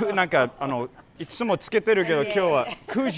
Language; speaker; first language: Japanese; non-native, fluent; English